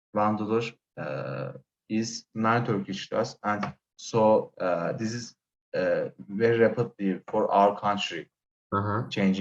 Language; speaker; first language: English; non-native, learner; Turkish